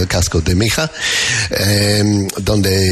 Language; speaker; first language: Spanish; non-native, learner; English